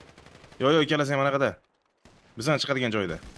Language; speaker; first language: Turkish; non-native, learner; Uzbek